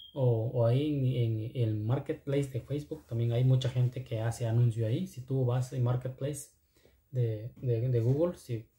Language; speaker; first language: Spanish; non-native, local second language; Zapotec